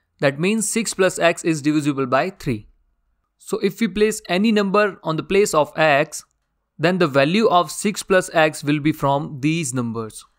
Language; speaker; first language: English; non-native, local second language; Hindi